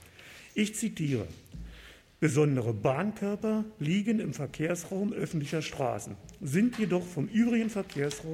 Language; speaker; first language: German; native; German